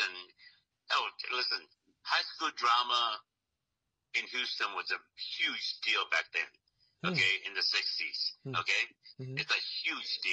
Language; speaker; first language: English; native; English